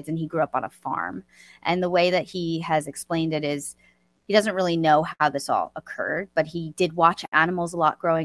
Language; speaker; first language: English; native; English